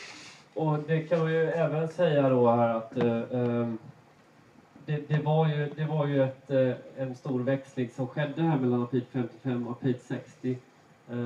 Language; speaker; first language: Swedish; native; Swedish